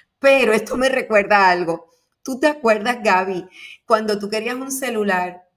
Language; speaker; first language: Spanish; native; Spanish